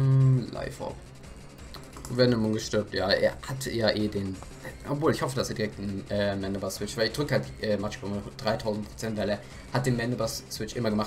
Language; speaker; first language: German; native; German